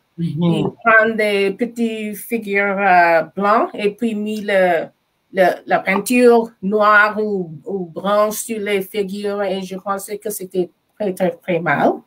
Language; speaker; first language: French; non-native, learner; English